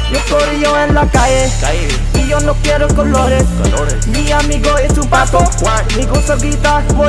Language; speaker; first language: Spanish; non-native, learner; English